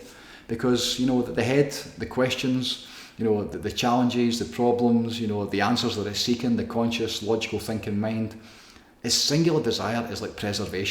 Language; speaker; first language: English; native; English